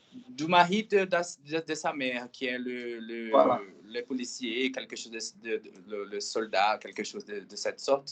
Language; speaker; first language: French; non-native, fluent; Portuguese